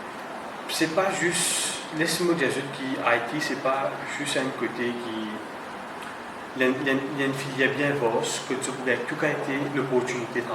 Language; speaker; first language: French; non-native, local second language; Morisyen